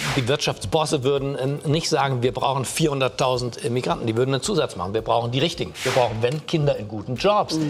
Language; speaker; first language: German; native; German